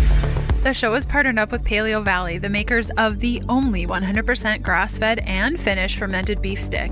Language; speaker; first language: English; native; English